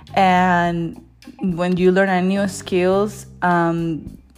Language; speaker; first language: English; non-native, fluent; Spanish